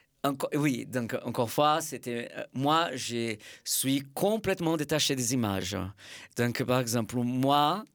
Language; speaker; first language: French; non-native, fluent; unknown